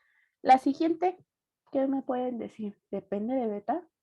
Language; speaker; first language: Spanish; native; Spanish